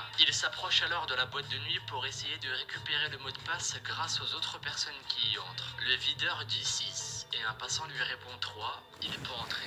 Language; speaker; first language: French; native; French